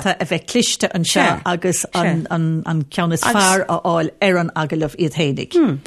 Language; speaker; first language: Irish; native; Irish